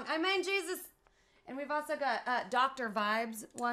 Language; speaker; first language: English; native; English